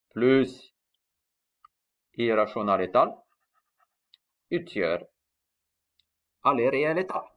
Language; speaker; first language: Norwegian; non-native, fluent; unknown